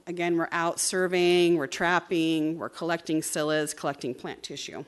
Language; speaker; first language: English; native; English